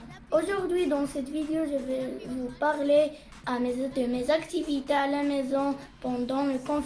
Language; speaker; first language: French; non-native, learner; Arabic